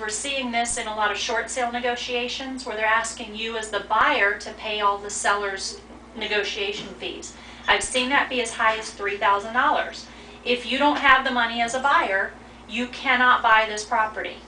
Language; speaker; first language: English; native; English